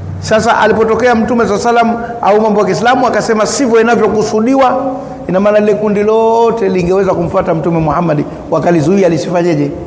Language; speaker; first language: Swahili; native; Swahili